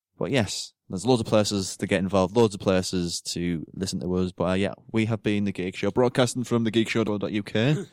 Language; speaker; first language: English; native; English